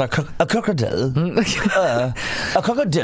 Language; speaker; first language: English; native; English